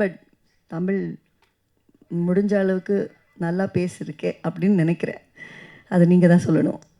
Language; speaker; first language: Tamil; non-native, fluent; Kannada